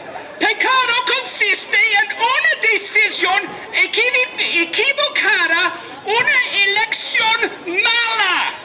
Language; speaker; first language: Spanish; non-native, learner; English